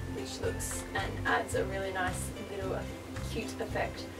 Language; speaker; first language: English; native; English